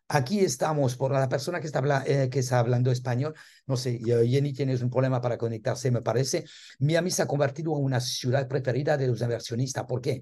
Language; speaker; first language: Spanish; non-native, learner; French